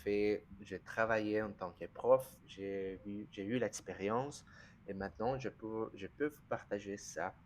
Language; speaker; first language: French; non-native, fluent; Spanish